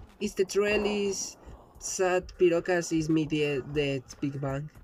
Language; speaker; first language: English; non-native, learner; Spanish